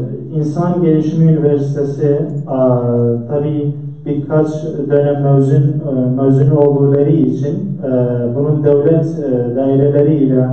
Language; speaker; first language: Turkish; non-native, fluent; Central Kurdish